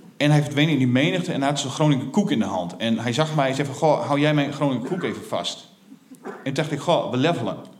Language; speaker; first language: Dutch; native; Dutch